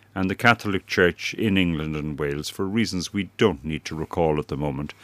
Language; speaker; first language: English; native; English